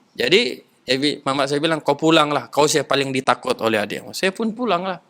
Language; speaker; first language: Malay; non-native, local second language; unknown